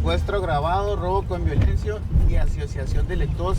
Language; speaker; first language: Spanish; native; Spanish